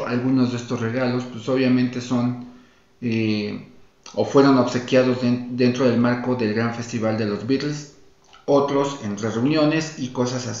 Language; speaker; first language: Spanish; native; Spanish